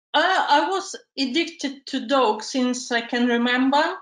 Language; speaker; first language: English; non-native, fluent; Ukrainian